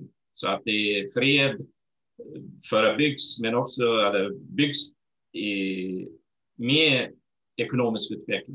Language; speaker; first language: Swedish; non-native, fluent; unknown